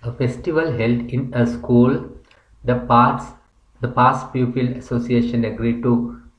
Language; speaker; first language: English; non-native, local second language; Sinhala